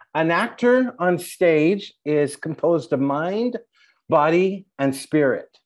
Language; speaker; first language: English; native; English